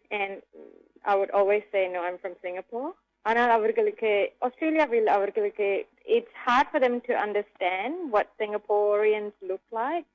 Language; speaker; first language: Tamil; non-native, local second language; English